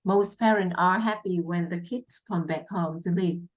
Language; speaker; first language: English; non-native, fluent; Vietnamese